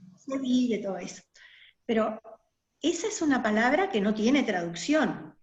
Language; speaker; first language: Spanish; non-native, local second language; German